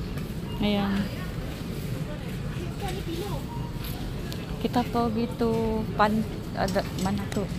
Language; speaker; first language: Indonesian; non-native, learner; Filipino